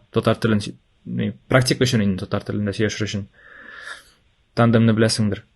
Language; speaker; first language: Tatar; native; Tatar